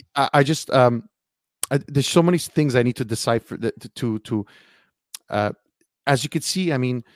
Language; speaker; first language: English; early bilingual, heritage; Italian